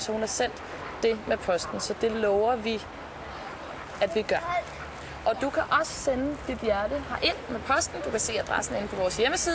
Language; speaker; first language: Danish; native; Danish